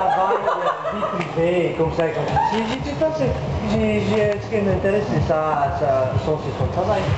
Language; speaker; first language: French; non-native, learner; Romanian